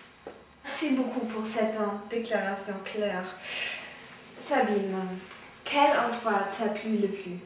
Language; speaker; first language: French; non-native, learner; German